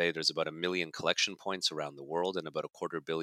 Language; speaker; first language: English; native; English